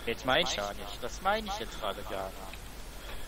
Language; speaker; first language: German; native; German